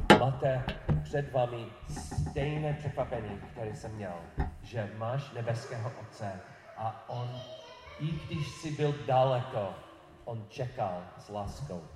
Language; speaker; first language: Czech; non-native, fluent; English